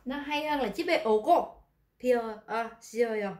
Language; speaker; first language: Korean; non-native, fluent; Vietnamese